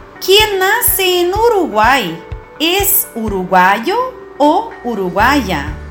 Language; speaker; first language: Spanish; non-native, fluent; Portuguese